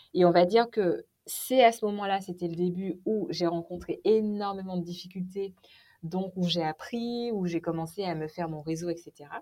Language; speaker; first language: French; native; French